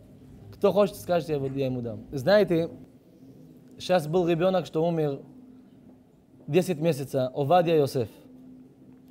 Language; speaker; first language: Russian; non-native, learner; Hebrew